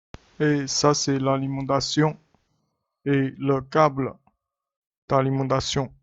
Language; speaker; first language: French; non-native, learner; Chinese